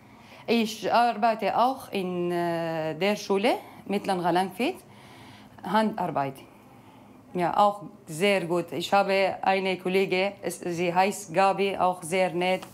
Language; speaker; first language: German; non-native, learner; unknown